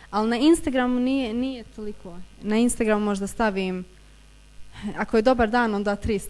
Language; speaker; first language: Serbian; early bilingual, heritage; Bosnian